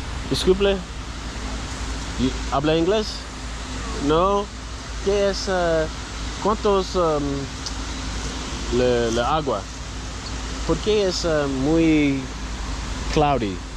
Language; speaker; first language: Spanish; non-native, learner; English